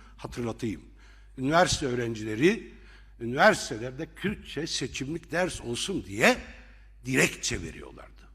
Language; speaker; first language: Turkish; non-native, local second language; Arabic